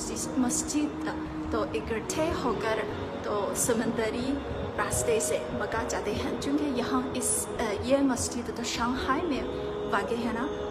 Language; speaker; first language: Hindi; non-native, fluent; Chinese